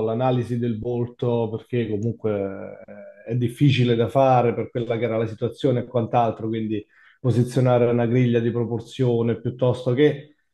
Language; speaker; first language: Italian; native; Italian